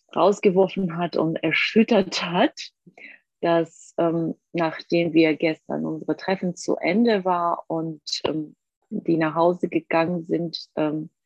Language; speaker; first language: German; non-native, fluent; Georgian